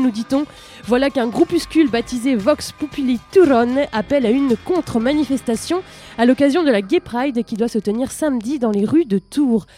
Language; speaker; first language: French; native; French